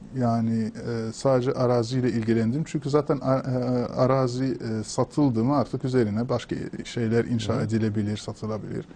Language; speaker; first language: Turkish; non-native, fluent; Arabic